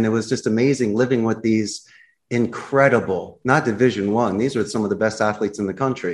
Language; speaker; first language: English; native; English